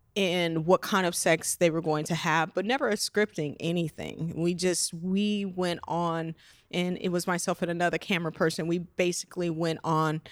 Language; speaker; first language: English; native; English